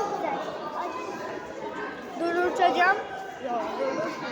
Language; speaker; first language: Turkish; early bilingual, heritage; Turkish